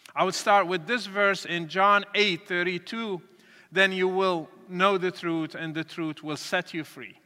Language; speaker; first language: English; non-native, fluent; Arabic